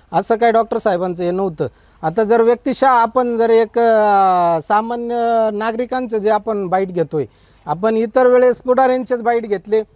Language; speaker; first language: Marathi; native; Marathi